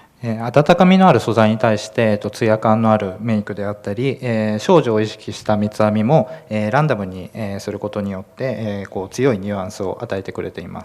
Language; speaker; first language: Japanese; native; Japanese